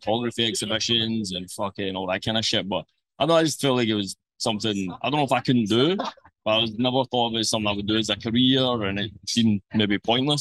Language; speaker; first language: English; native; English